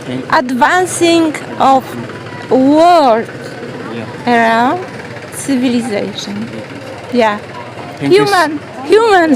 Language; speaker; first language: English; non-native, learner; Polish